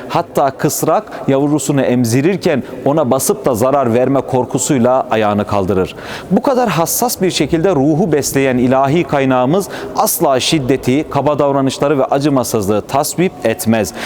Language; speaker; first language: Turkish; native; Turkish